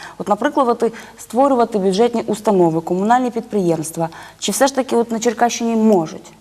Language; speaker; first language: Ukrainian; native; Ukrainian